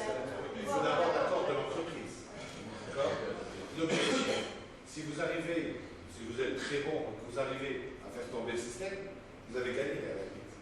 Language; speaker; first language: French; non-native, local second language; Arabic